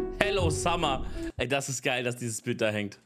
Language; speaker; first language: German; native; German